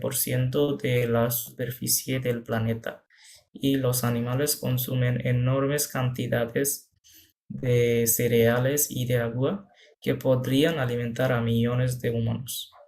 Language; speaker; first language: Spanish; non-native, fluent; Bangla